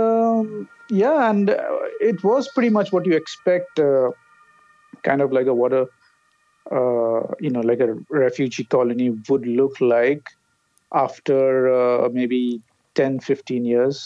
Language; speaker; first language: English; non-native, local second language; Bangla